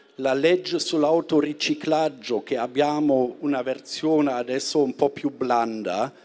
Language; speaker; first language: Italian; non-native, fluent; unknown